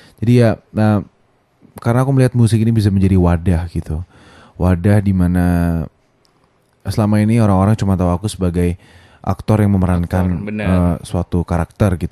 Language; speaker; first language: Indonesian; native; Indonesian